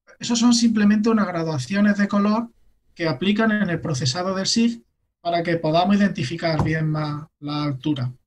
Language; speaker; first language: Spanish; native; Spanish